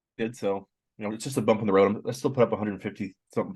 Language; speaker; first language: English; native; English